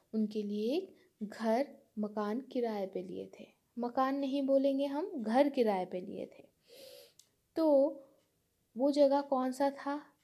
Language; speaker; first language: Hindi; non-native, local second language; Bangla